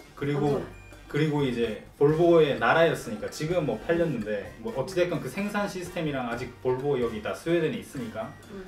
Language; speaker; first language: Korean; native; Korean